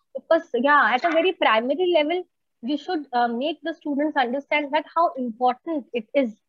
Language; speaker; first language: English; non-native, local second language; Hindi